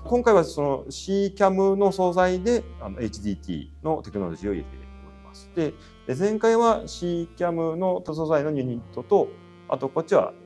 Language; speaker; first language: Japanese; native; Japanese